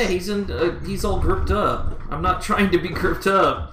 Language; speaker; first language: English; native; English